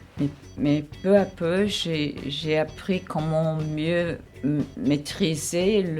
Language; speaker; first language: French; non-native, fluent; English